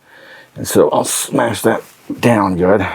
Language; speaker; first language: English; native; English